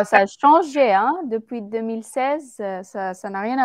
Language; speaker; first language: French; non-native, fluent; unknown